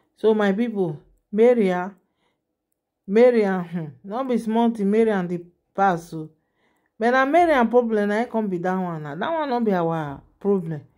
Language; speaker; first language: Nigerian Pidgin; non-native, local second language; Yoruba